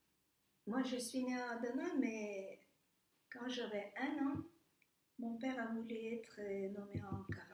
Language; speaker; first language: French; non-native, fluent; Turkish